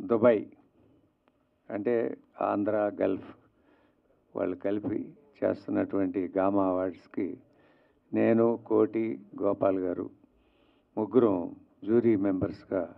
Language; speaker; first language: Telugu; native; Telugu